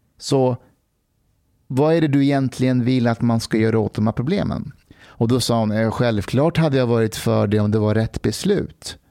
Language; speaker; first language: Swedish; early bilingual, other home language; Persian